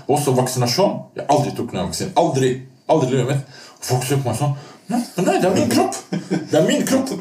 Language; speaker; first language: Norwegian; non-native, fluent; Bosnian